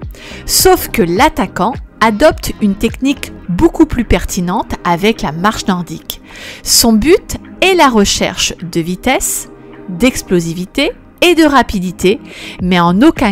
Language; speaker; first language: French; native; French